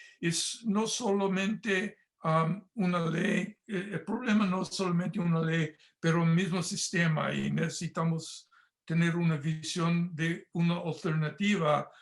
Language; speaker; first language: Spanish; non-native, fluent; English